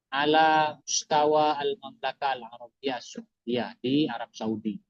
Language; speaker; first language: Arabic; non-native, fluent; Indonesian